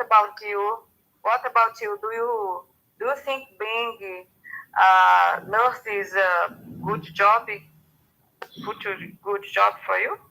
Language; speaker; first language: English; non-native, learner; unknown